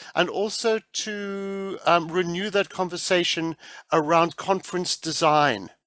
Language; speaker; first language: English; native; English